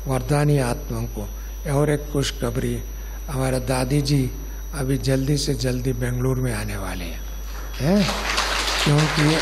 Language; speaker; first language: Hindi; non-native, local second language; Kannada